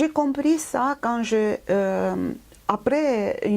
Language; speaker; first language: French; non-native, fluent; Romanian